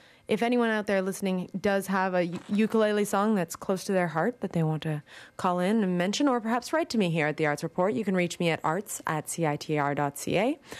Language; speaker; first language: English; native; English